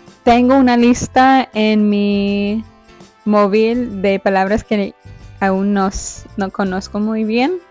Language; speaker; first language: Spanish; non-native, fluent; English